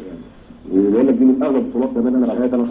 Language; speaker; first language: Arabic; native; Arabic